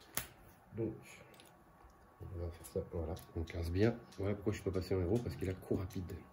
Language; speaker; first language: French; native; French